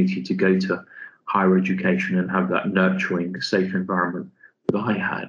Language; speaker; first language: English; native; English